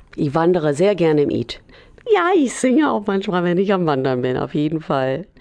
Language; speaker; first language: German; non-native, fluent; English